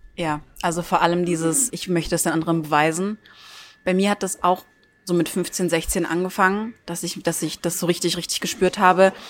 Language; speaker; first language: German; early bilingual, other home language; Turkish